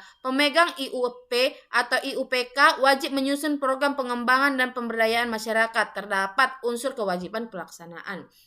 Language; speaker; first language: Indonesian; native; Indonesian